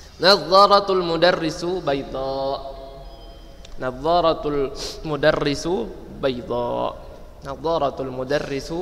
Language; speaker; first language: Arabic; non-native, fluent; Indonesian